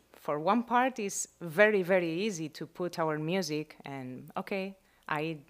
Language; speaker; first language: English; non-native, learner; Spanish